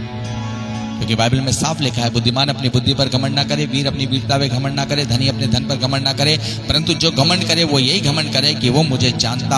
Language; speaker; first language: Hindi; native; Hindi